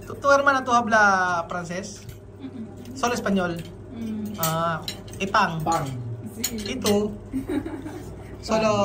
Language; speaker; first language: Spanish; non-native, learner; Filipino